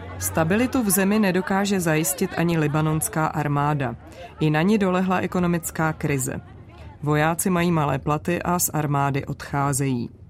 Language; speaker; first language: Czech; native; Czech